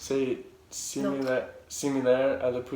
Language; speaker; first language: French; non-native, learner; English